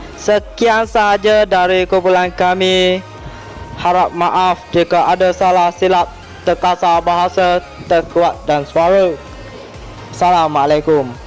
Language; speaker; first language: Malay; native; Malay